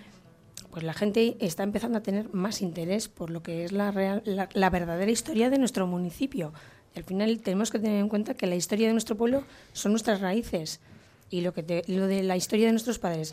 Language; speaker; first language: Spanish; native; Spanish